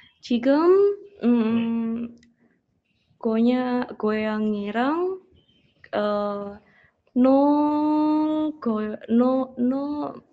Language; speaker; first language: Korean; non-native, learner; Indonesian